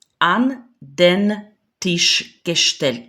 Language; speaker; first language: German; non-native, fluent; Ukrainian